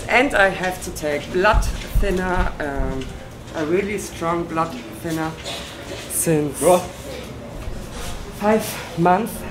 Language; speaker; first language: English; non-native, learner; German